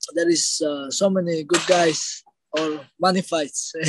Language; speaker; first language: English; non-native, learner; Georgian